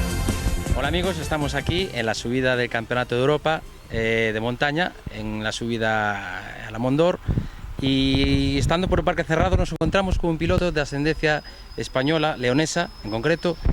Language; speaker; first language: Spanish; native; Spanish